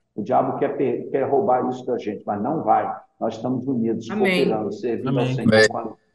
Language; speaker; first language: Portuguese; native; Portuguese